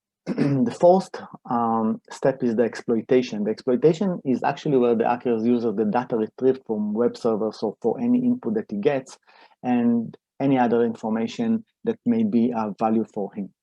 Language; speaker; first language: English; non-native, fluent; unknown